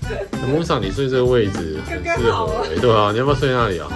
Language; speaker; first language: Chinese; native; Chinese